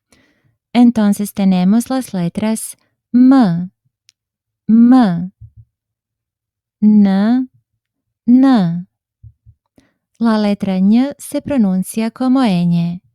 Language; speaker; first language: Spanish; non-native, fluent; Serbian